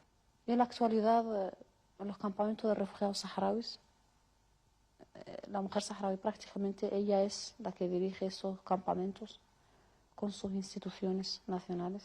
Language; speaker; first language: Spanish; non-native, local second language; Arabic